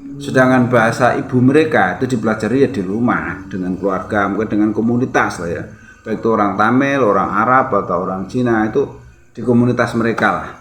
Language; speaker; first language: Indonesian; native; Indonesian